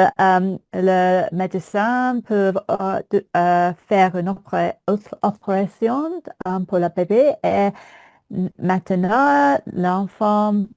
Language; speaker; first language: French; non-native, learner; English